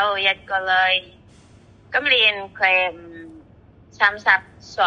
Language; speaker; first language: Cantonese; non-native, learner; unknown